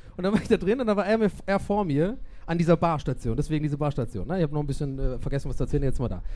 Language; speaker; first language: German; native; German